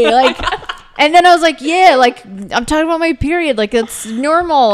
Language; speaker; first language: English; native; English